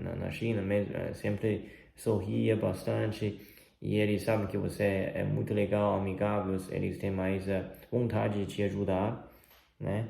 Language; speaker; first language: Portuguese; non-native, fluent; Chinese